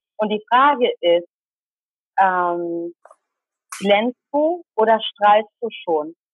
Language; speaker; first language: German; early bilingual, other home language; Tamil